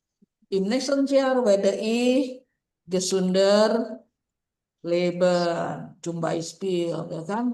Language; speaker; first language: German; non-native, fluent; Indonesian